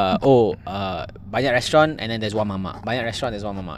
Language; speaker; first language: English; non-native, local second language; Malay